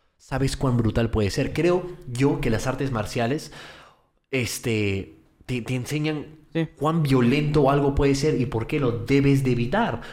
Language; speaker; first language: Spanish; early bilingual, heritage; Spanish